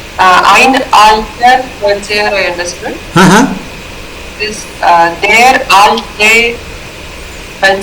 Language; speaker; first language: German; non-native, learner; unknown